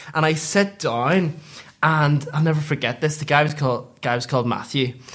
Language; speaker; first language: English; native; English